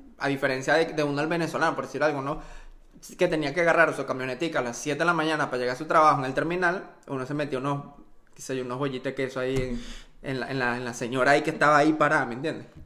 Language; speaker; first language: Spanish; native; Spanish